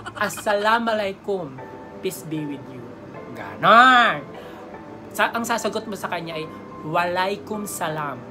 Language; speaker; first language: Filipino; native; Filipino